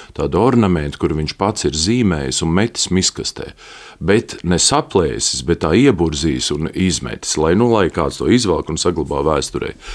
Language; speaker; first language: Latvian; native; Latvian